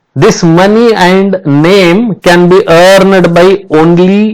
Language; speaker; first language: English; non-native, local second language; Kannada